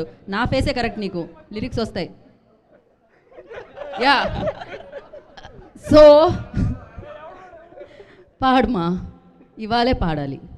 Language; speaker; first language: Telugu; native; Telugu